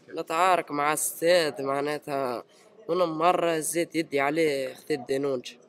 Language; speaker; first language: Arabic; early bilingual, heritage; Italian